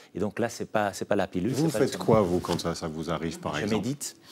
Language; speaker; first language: French; native; French